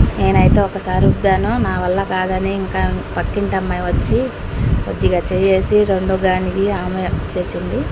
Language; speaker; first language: Telugu; non-native, local second language; Urdu